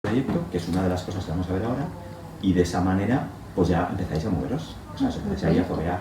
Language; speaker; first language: Spanish; native; Spanish